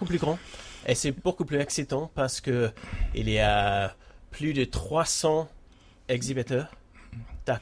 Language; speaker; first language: French; non-native, learner; English